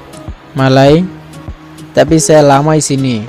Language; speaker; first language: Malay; non-native, learner; Bangla